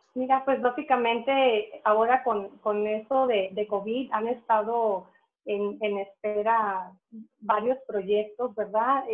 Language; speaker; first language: Spanish; native; Spanish